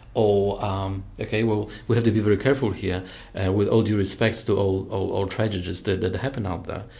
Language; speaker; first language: English; non-native, fluent; Polish